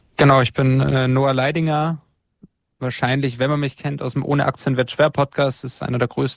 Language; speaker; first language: German; native; German